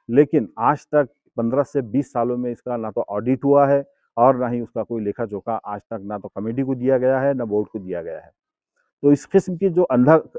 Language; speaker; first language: Hindi; non-native, local second language; Urdu